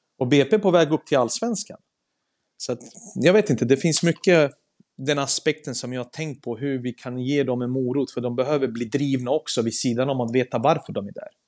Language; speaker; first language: Swedish; early bilingual, other home language; Serbian